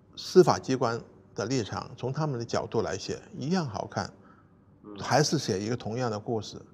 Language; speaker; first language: Chinese; non-native, fluent; Cantonese